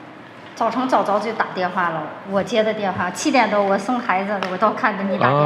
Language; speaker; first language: Chinese; native; Chinese